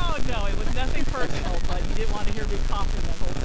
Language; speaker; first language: English; native; English